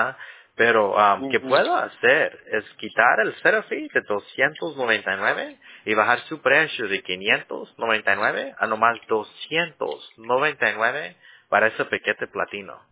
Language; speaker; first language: Spanish; early bilingual, heritage; Spanish